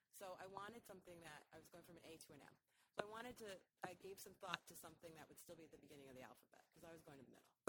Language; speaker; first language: English; native; English